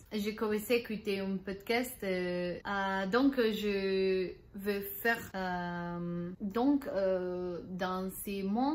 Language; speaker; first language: French; non-native, learner; Spanish